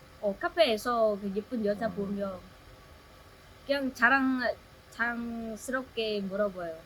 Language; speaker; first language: Korean; non-native, learner; Vietnamese